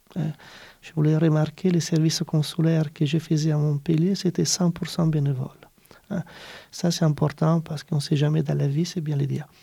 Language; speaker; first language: French; non-native, fluent; Italian